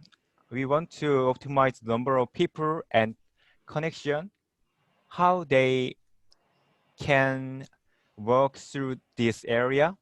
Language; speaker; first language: English; non-native, learner; Korean